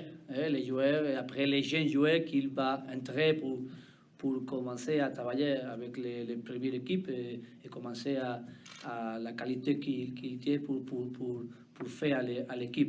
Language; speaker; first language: French; non-native, learner; Spanish